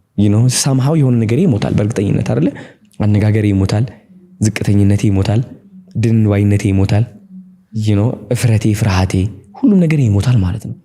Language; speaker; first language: Amharic; non-native, local second language; Tigrinya